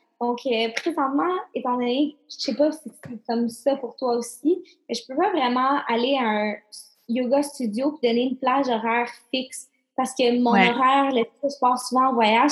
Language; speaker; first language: French; native; French